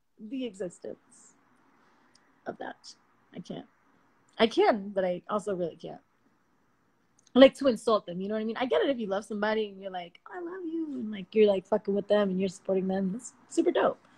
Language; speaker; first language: English; early bilingual, other home language; Spanish